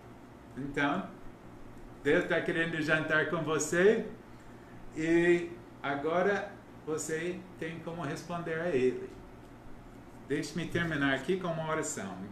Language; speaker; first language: Portuguese; non-native, learner; English